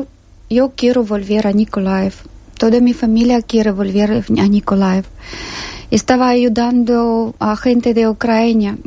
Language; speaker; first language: Spanish; non-native, learner; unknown